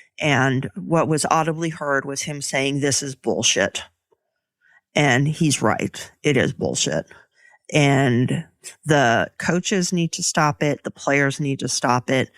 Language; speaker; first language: English; native; English